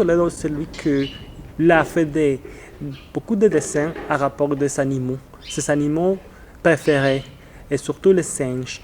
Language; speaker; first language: French; non-native, fluent; Spanish